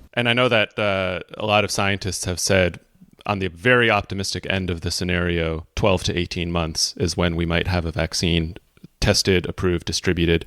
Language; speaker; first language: English; native; English